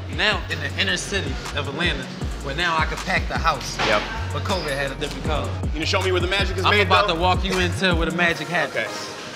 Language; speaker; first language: English; native; English